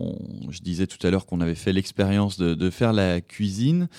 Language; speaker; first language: French; native; French